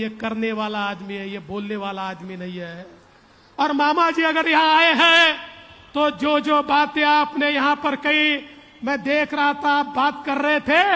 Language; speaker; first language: Hindi; non-native, local second language; Marathi